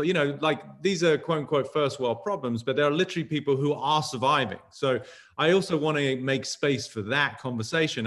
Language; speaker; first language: English; native; English